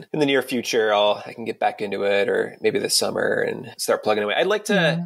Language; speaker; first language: English; native; English